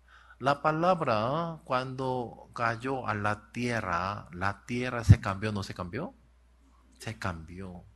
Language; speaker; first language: Spanish; non-native, learner; Korean